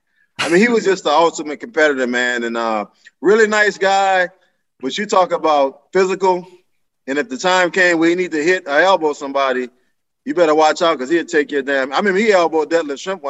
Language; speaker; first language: English; native; English